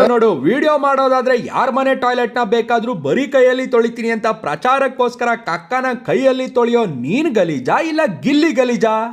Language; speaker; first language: Kannada; native; Kannada